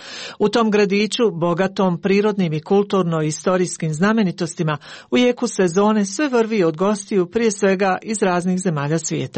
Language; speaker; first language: Croatian; native; Croatian